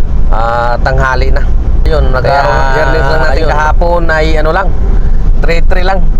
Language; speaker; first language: Filipino; native; Filipino